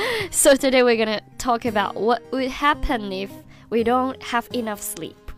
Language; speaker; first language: English; non-native, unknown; Chinese